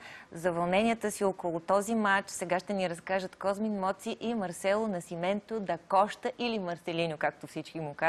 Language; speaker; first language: Bulgarian; native; Bulgarian